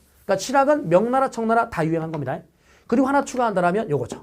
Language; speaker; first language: Korean; native; Korean